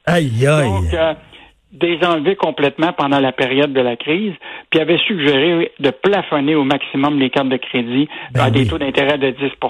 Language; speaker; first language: French; native; French